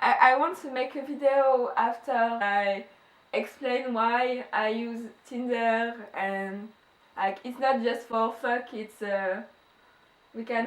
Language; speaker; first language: English; non-native, learner; French